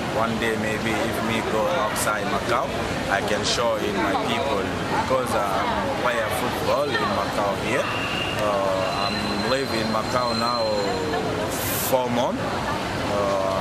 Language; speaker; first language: English; non-native, learner; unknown